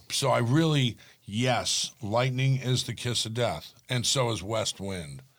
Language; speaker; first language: English; native; English